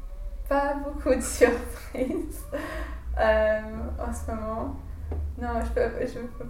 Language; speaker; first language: French; non-native, fluent; English